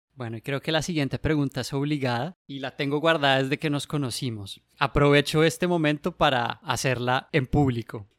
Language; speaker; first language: Spanish; native; Spanish